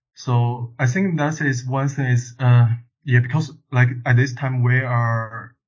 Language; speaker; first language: English; non-native, learner; Chinese